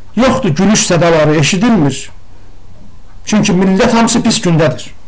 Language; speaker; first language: Azerbaijani; non-native, local second language; Talysh